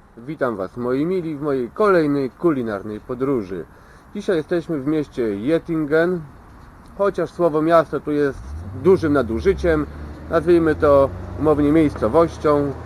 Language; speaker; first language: Polish; native; Polish